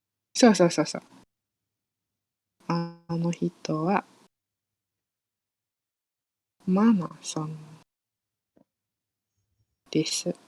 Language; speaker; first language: Japanese; non-native, learner; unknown